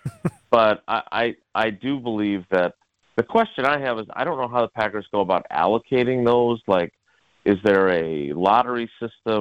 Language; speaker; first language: English; native; English